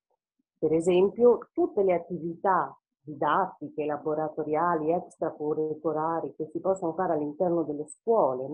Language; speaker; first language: Italian; native; Italian